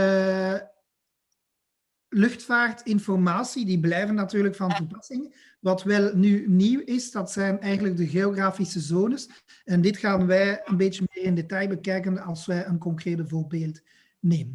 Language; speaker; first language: Dutch; non-native, local second language; French